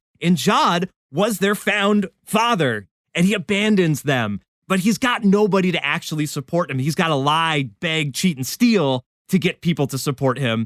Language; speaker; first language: English; native; English